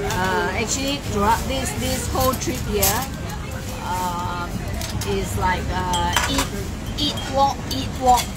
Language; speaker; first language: English; non-native, local second language; Cantonese